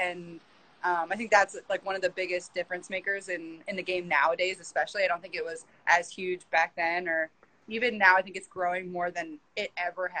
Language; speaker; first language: English; native; English